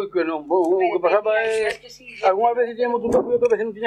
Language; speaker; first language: Spanish; non-native, local second language; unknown